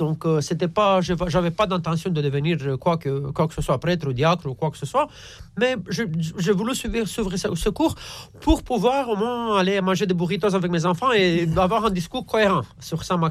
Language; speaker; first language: French; non-native, fluent; Romanian